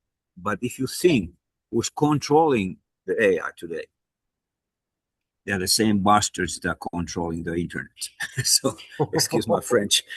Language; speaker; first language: English; non-native, fluent; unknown